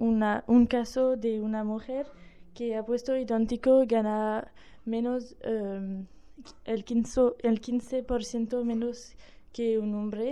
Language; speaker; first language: Spanish; non-native, learner; French